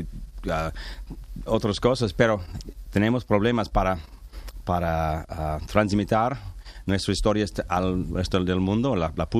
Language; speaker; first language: Spanish; non-native, learner; English